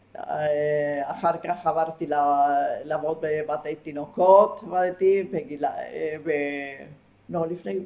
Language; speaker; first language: Hebrew; non-native, fluent; Spanish